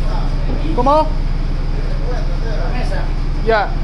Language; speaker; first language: Spanish; non-native, learner; Chinese